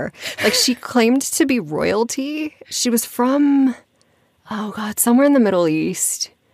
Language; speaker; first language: English; native; English